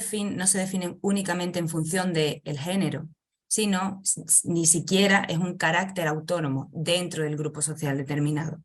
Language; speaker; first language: Spanish; native; Spanish